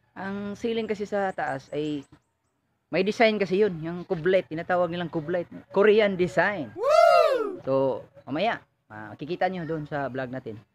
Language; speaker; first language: Filipino; non-native, local second language; Cebuano